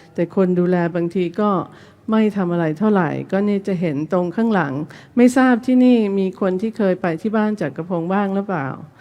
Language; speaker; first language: Thai; non-native, fluent; English